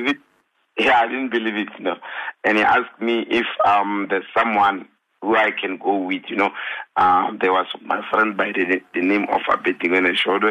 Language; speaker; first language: English; non-native, local second language; Northern Sotho